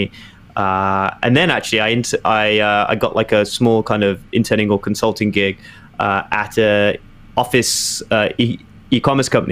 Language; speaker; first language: English; native; English